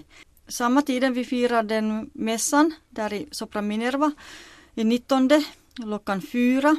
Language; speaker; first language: Swedish; non-native, local second language; Finnish